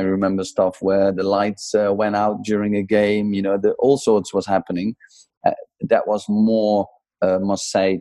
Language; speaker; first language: English; non-native, fluent; Dutch